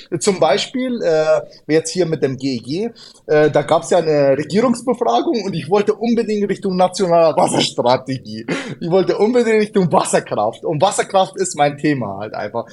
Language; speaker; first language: German; early bilingual, other home language; Arabic